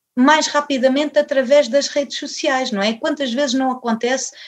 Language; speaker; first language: Portuguese; early bilingual, other home language; English